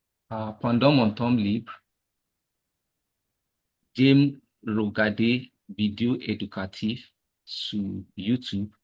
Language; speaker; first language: French; non-native, learner; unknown